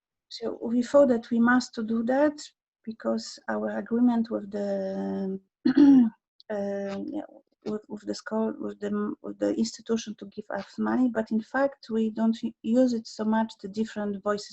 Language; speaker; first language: English; non-native, learner; Polish